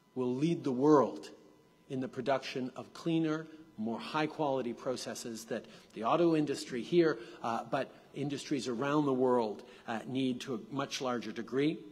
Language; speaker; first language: English; native; English